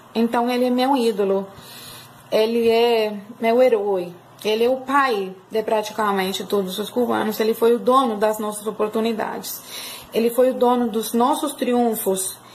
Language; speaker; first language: Portuguese; non-native, fluent; Spanish